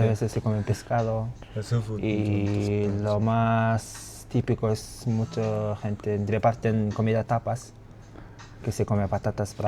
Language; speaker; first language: Spanish; early bilingual, other home language; Mongolian